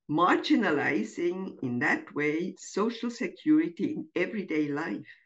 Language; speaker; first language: English; non-native, fluent; German